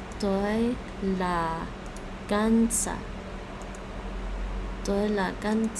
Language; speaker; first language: Vietnamese; non-native, learner; English